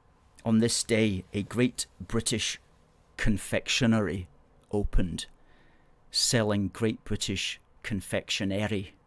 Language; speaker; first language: English; native; English